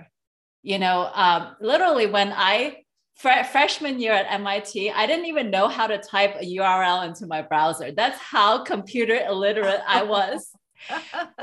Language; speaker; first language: English; non-native, local second language; Cantonese